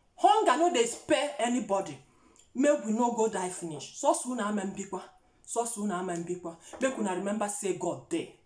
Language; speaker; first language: Nigerian Pidgin; non-native, local second language; Igbo